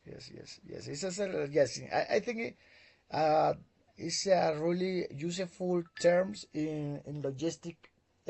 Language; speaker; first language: English; non-native, learner; Spanish